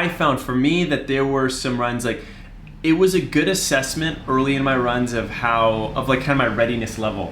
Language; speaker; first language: English; native; English